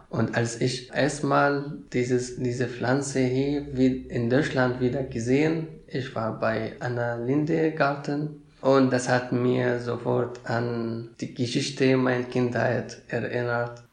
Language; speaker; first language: German; non-native, learner; Arabic